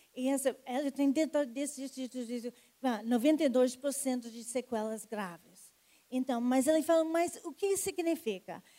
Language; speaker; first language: Portuguese; non-native, fluent; English